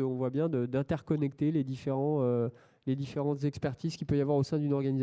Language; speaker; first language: French; native; French